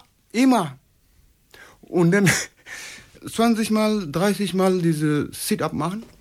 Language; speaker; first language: German; non-native, fluent; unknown